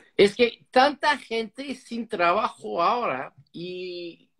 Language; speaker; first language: Spanish; non-native, fluent; English